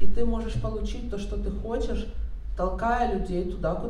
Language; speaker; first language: Russian; native; Russian